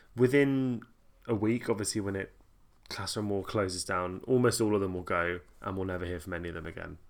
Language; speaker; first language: English; native; English